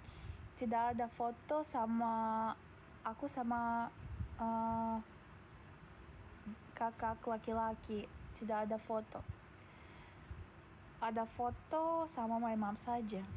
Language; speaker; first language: Indonesian; non-native, learner; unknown